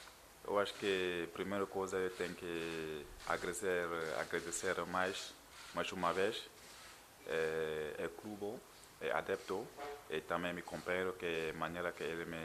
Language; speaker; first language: Portuguese; non-native, learner; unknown